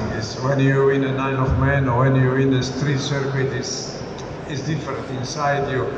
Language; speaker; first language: English; non-native, learner; Italian